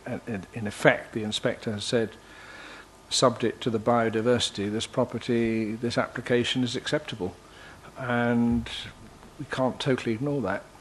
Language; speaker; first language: English; native; English